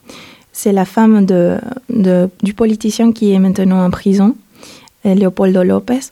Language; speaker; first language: French; non-native, fluent; Spanish